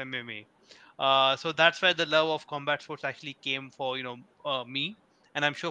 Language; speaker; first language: English; non-native, local second language; Hindi